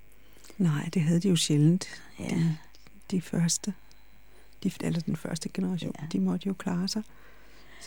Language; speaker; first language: Danish; native; Danish